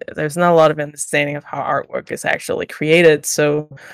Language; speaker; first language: English; non-native, fluent; Danish